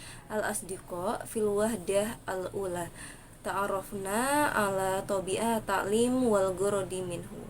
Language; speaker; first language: Arabic; non-native, learner; Indonesian